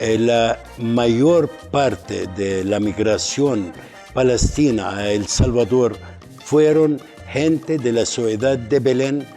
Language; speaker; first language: Spanish; non-native, fluent; Arabic